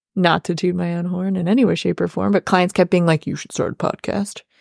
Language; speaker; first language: English; native; English